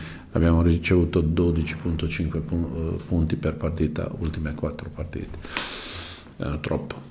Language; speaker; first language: Italian; non-native, learner; Croatian